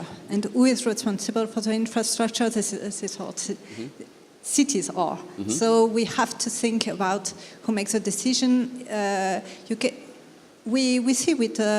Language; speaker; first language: English; non-native, fluent; French